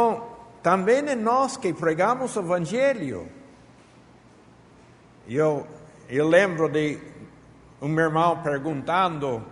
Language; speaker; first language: Portuguese; non-native, fluent; Spanish